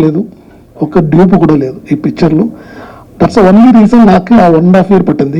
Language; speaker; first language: Telugu; non-native, learner; Tamil